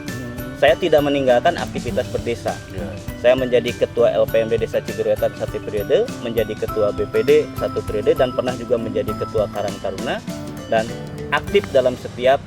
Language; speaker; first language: Indonesian; non-native, local second language; Sundanese